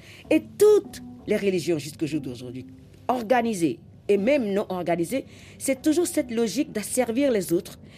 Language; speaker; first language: French; non-native, local second language; Fon